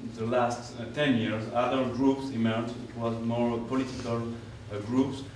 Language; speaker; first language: English; non-native, fluent; French